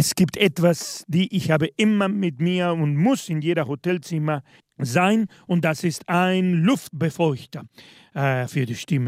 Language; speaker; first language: German; non-native, fluent; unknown